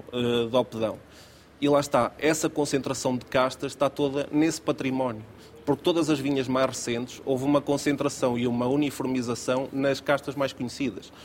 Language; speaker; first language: Portuguese; native; Portuguese